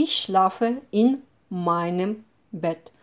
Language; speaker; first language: German; non-native, fluent; Russian